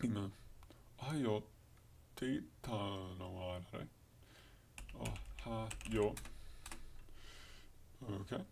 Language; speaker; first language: Japanese; non-native, learner; English